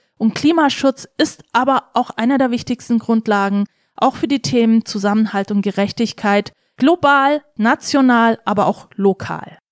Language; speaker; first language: German; early bilingual, other home language; Turkish